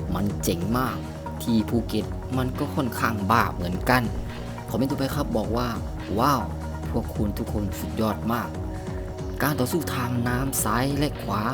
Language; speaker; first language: Thai; native; Thai